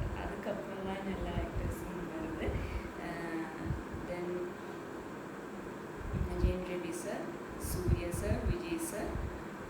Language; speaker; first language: Tamil; non-native, learner; Malayalam